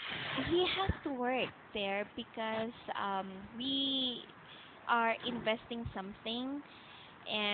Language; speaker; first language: English; non-native, local second language; Filipino